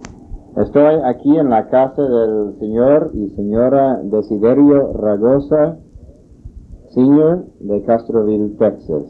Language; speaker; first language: Spanish; non-native, fluent; English